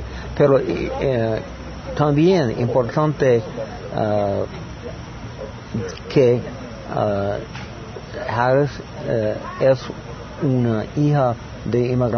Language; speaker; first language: Spanish; non-native, learner; English